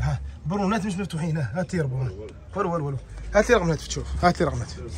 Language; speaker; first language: Arabic; native; Arabic